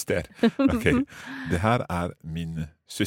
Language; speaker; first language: Swedish; non-native, learner; English